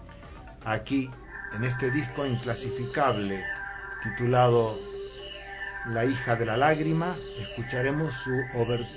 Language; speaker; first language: Spanish; native; Spanish